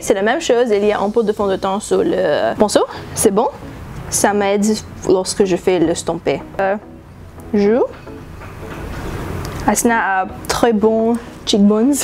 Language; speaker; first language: French; non-native, learner; English